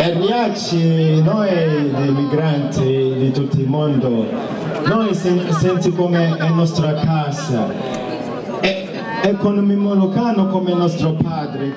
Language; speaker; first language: Italian; non-native, learner; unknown